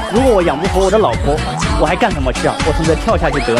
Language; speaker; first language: Chinese; native; Chinese